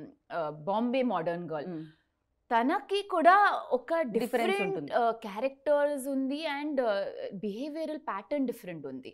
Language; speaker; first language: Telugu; non-native, learner; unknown